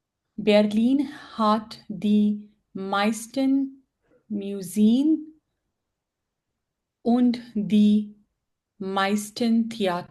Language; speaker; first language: German; non-native, learner; Hindi